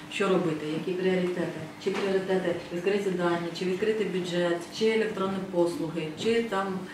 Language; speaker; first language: Ukrainian; non-native, fluent; Estonian